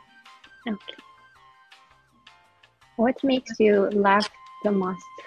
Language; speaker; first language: English; non-native, learner; Arabic